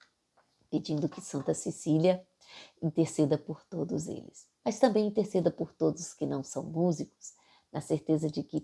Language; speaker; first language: Portuguese; native; Portuguese